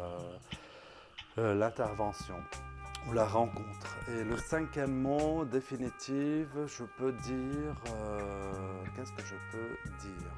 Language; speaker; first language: French; non-native, local second language; Arabic